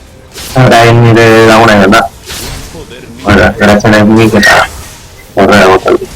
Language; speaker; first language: Basque; non-native, local second language; Spanish